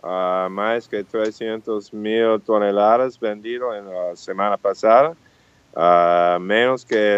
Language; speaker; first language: Portuguese; non-native, fluent; English